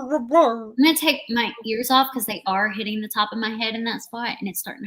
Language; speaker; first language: English; native; English